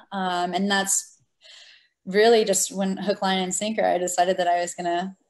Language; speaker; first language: English; native; English